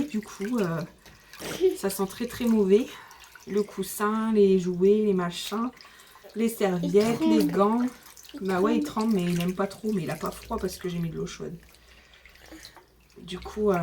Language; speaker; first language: French; native; French